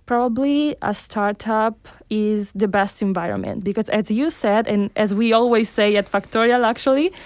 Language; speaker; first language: English; early bilingual, heritage; Spanish